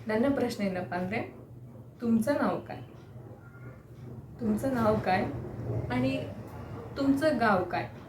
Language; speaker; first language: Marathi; non-native, local second language; Kannada